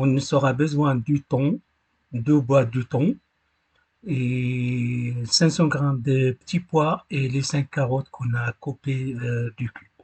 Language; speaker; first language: French; non-native, learner; Arabic